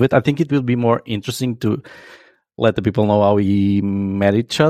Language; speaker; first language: English; non-native, fluent; Portuguese